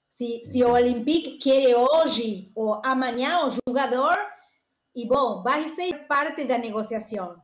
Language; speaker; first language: Portuguese; non-native, learner; Spanish